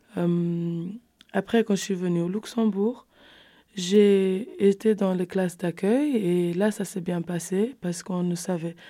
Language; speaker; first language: French; non-native, fluent; Kabuverdianu